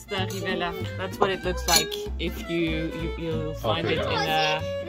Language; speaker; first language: English; non-native, fluent; French